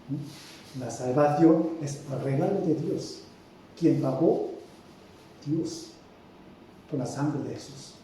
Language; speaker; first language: Spanish; non-native, fluent; Korean